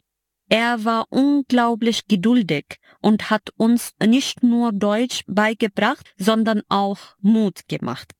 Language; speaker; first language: German; non-native, fluent; Arabic